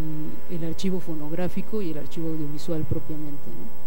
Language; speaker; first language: Spanish; native; Spanish